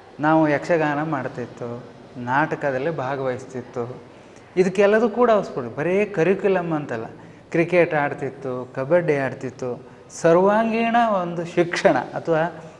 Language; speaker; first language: Kannada; native; Kannada